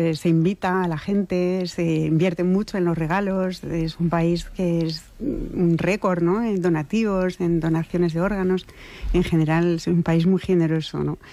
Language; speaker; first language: Spanish; non-native, fluent; French